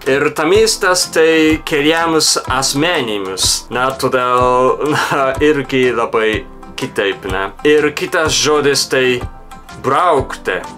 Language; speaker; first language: Lithuanian; non-native, fluent; Japanese